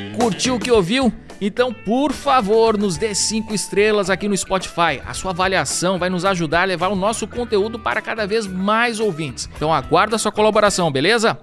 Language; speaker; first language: Portuguese; native; Portuguese